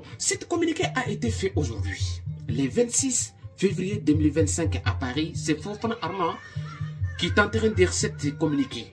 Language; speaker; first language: French; non-native, local second language; Bambara